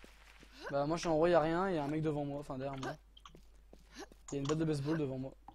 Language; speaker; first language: French; native; French